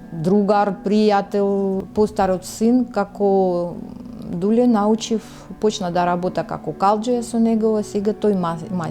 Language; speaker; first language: Macedonian; non-native, learner; Russian